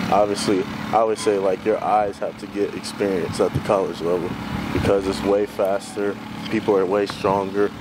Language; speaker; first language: English; native; English